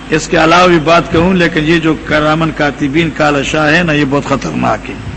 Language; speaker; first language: Urdu; non-native, local second language; Northern Hindko